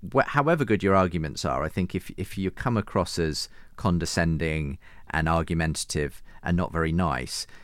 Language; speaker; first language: English; native; English